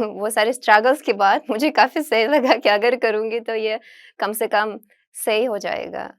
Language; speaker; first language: Hindi; non-native, fluent; Russian